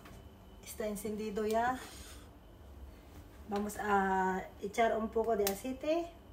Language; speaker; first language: Spanish; non-native, learner; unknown